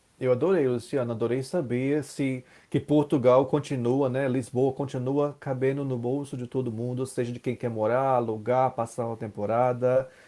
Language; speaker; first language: Portuguese; native; Portuguese